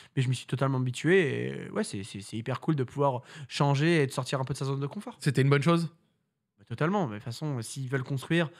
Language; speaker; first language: French; native; French